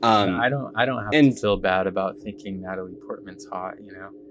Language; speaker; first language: English; native; English